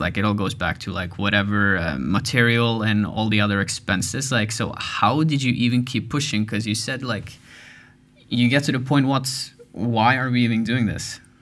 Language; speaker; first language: English; non-native, fluent; Norwegian